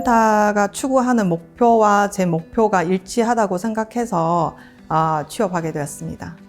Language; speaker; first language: Korean; non-native, fluent; Chinese